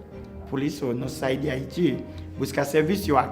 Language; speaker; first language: Portuguese; non-native, learner; Haitian Creole